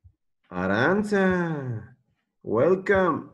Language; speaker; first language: English; non-native, learner; Spanish